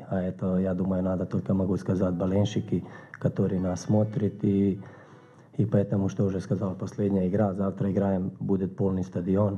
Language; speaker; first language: Russian; non-native, learner; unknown